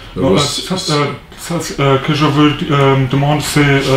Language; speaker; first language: French; non-native, learner; German